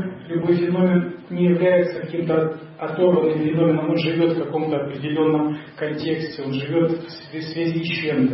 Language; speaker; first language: Russian; native; Russian